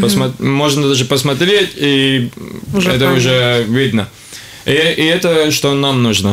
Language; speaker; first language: Russian; non-native, local second language; Latvian